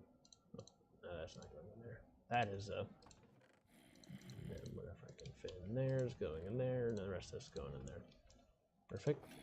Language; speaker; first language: English; native; English